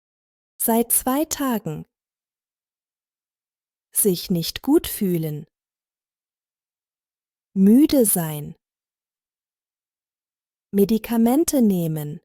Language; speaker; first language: German; non-native, fluent; Croatian